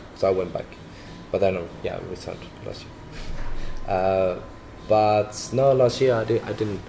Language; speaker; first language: English; non-native, fluent; Swedish